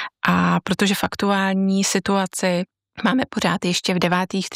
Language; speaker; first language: Czech; native; Czech